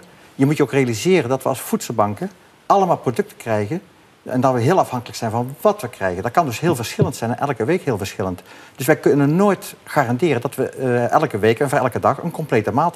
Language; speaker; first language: Dutch; native; Dutch